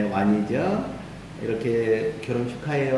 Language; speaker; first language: Korean; native; Korean